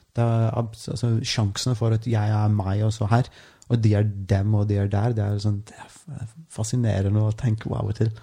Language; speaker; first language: Norwegian; non-native, fluent; English